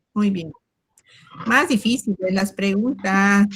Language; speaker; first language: Spanish; native; Spanish